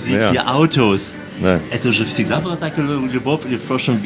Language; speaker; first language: Russian; non-native, fluent; German